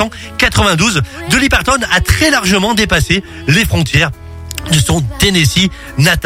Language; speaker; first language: French; native; French